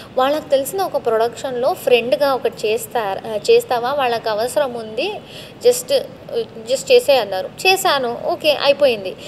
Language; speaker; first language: Telugu; non-native, local second language; Tamil